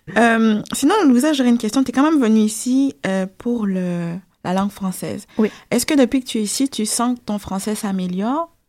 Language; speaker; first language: French; native; French